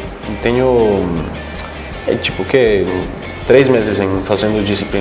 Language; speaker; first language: Portuguese; non-native, fluent; Spanish